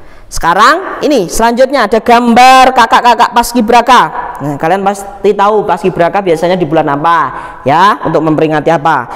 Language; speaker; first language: Indonesian; non-native, local second language; Javanese